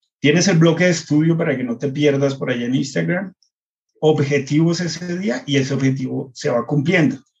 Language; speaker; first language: Spanish; early bilingual, heritage; Spanish